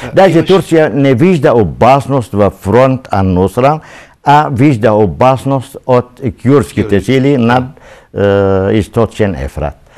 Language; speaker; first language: Bulgarian; non-native, fluent; Arabic